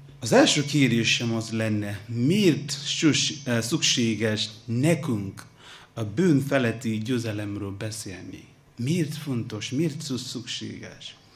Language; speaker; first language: Hungarian; non-native, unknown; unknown